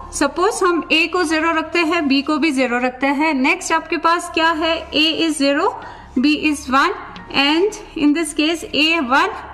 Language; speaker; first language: Hindi; non-native, local second language; Ladakhi